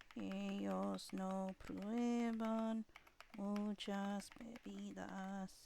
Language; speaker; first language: Spanish; non-native, learner; English